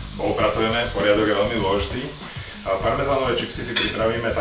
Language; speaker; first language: Slovak; native; Slovak